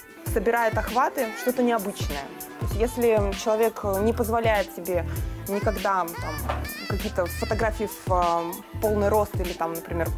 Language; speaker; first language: Russian; native; Russian